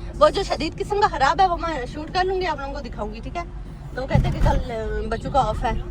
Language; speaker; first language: Urdu; non-native, local second language; Punjabi